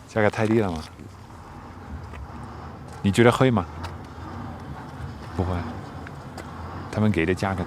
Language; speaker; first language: Chinese; non-native, fluent; Dutch